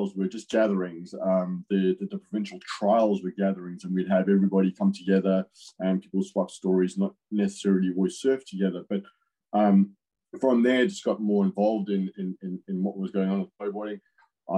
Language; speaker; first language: English; native; English